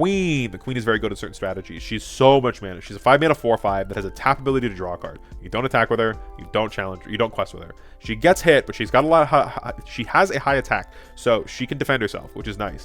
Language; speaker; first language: English; native; English